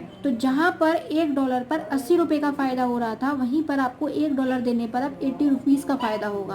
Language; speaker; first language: Hindi; native; Hindi